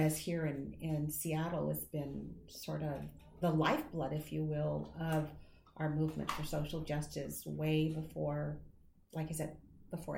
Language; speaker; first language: English; native; English